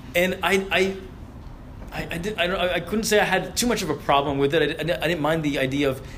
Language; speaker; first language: English; early bilingual, other home language; Arabic